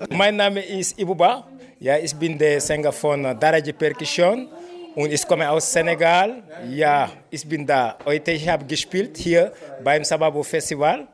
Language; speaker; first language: German; non-native, learner; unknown